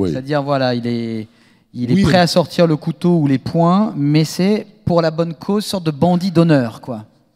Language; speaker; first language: French; native; French